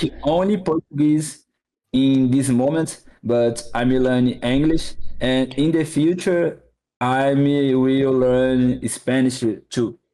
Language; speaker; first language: English; non-native, learner; Portuguese